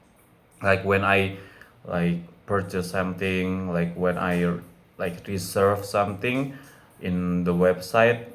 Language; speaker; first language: English; non-native, fluent; Indonesian